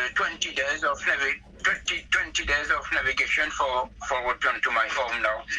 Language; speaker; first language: English; non-native, learner; French